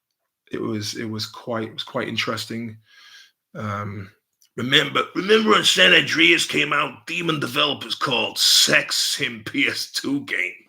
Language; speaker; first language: English; native; English